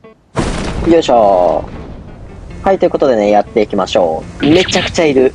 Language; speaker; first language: Japanese; native; Japanese